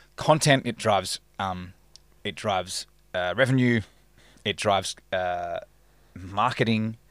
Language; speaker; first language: English; native; English